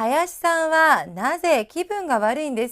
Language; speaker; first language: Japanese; non-native, fluent; Korean